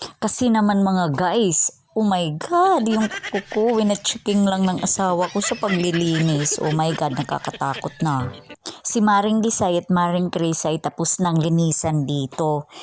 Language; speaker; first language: Filipino; non-native, local second language; Waray